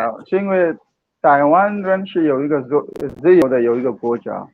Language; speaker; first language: Chinese; non-native, learner; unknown